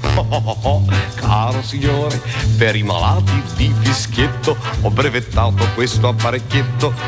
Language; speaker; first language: Italian; native; Italian